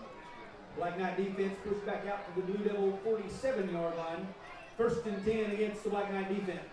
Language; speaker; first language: English; native; English